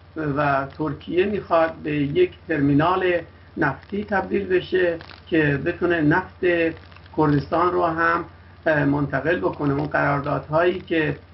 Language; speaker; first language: Persian; non-native, local second language; Kurdish